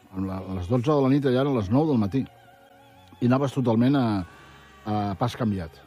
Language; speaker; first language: Catalan; native; Catalan